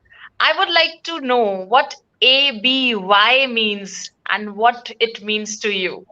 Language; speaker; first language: English; non-native, local second language; Hindi